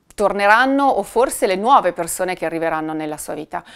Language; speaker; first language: Italian; native; Italian